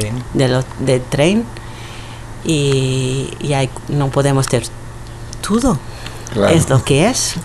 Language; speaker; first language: Spanish; non-native, learner; Portuguese